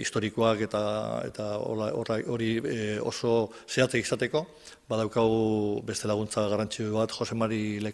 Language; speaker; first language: Basque; native; Basque